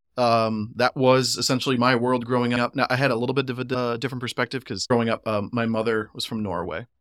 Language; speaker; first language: English; native; English